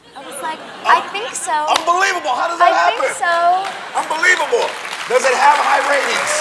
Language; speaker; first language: English; native; English